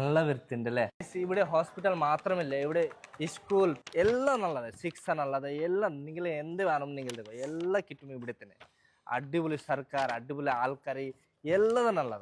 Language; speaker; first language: Malayalam; non-native, local second language; Hindi